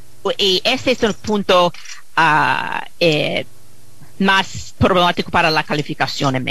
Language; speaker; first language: Spanish; non-native, fluent; English